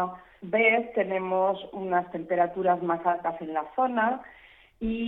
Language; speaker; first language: Spanish; native; Spanish